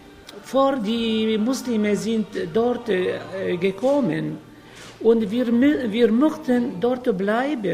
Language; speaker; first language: German; non-native, learner; Arabic